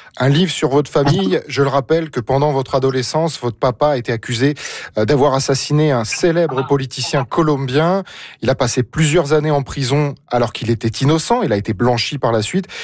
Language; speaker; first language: French; native; French